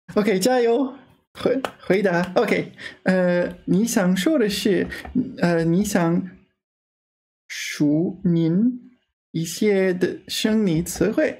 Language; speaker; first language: Chinese; non-native, learner; English